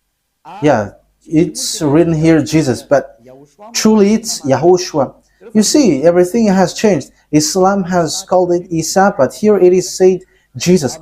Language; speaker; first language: English; non-native, fluent; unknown